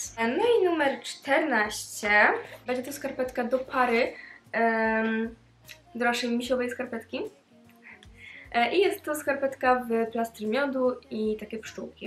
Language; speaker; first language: Polish; native; Polish